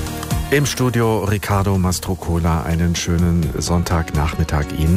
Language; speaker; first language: German; native; German